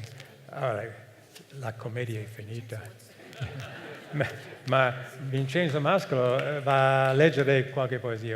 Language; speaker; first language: Italian; non-native, fluent; English